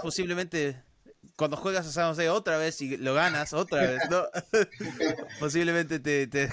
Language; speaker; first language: Spanish; early bilingual, heritage; Spanish